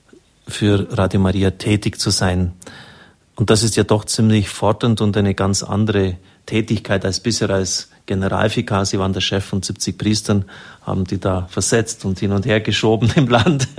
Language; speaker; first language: German; native; German